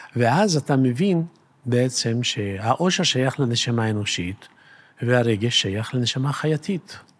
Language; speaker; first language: Hebrew; native; Hebrew